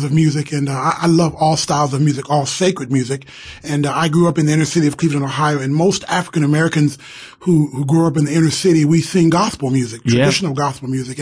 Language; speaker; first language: English; native; English